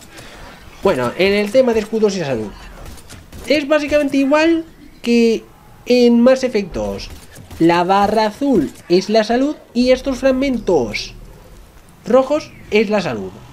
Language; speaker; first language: Spanish; native; Spanish